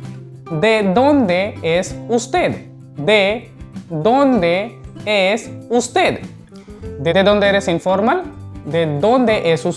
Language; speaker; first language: Spanish; non-native, learner; Hindi